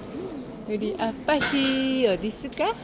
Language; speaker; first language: Korean; non-native, fluent; Kazakh